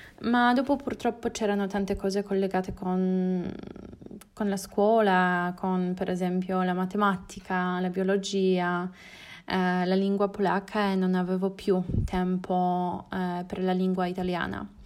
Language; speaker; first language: Italian; non-native, learner; Polish